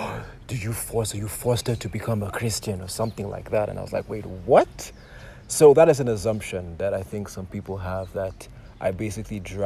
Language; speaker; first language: English; non-native, local second language; Yoruba